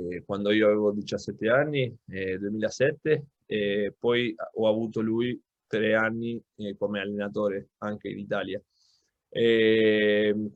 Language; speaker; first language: Italian; non-native, local second language; Spanish